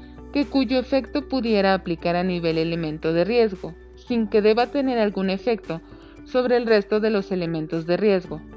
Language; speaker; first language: Spanish; native; Spanish